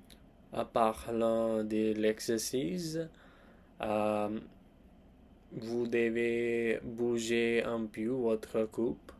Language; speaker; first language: French; non-native, learner; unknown